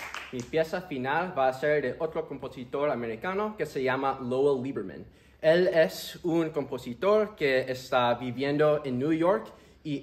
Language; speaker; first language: Spanish; early bilingual, heritage; Spanish